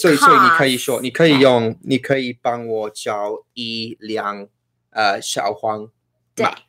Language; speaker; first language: Chinese; non-native, learner; English